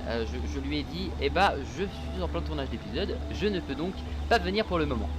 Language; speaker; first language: French; native; French